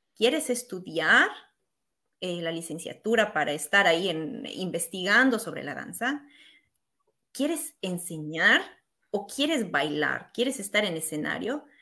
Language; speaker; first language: Spanish; native; Spanish